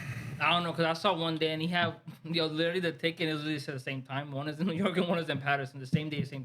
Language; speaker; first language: English; early bilingual, other home language; Spanish